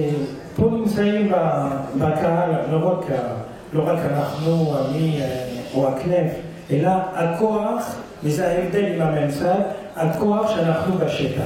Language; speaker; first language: Hebrew; non-native, fluent; French